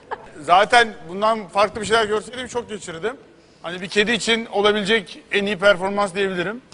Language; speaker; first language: Turkish; native; Turkish